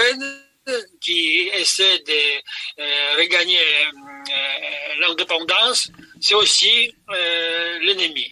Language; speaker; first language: French; non-native, fluent; Polish